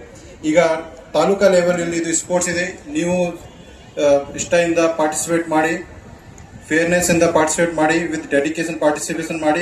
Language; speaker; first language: Kannada; non-native, fluent; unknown